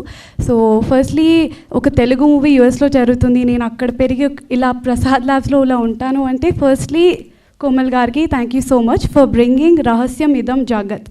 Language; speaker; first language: Telugu; early bilingual, heritage; Telugu